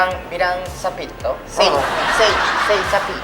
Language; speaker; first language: Indonesian; non-native, fluent; Japanese